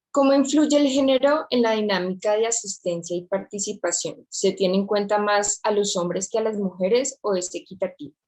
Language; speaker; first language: Spanish; native; Spanish